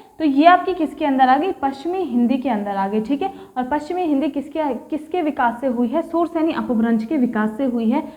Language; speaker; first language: Hindi; native; Hindi